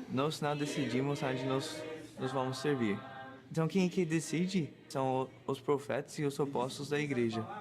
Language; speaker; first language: Portuguese; non-native, fluent; English